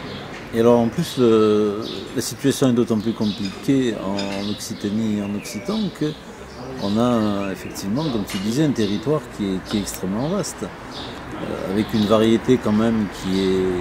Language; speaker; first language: French; native; French